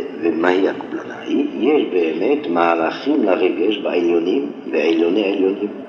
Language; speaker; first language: Hebrew; non-native, fluent; French